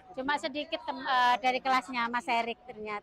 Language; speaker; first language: Indonesian; native; Indonesian